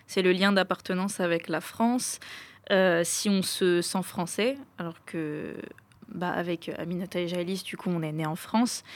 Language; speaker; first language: French; native; French